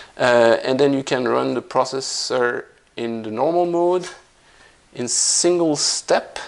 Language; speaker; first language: English; non-native, fluent; French